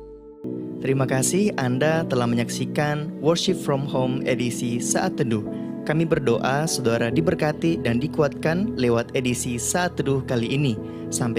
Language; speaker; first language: Indonesian; native; Indonesian